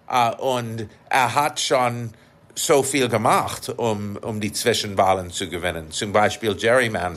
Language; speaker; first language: German; non-native, fluent; English